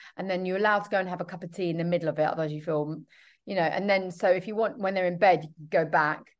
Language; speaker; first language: English; native; English